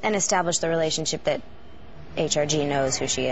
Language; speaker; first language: English; native; English